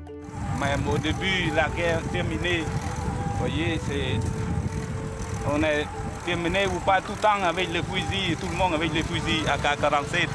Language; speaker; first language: French; non-native, learner; Khmer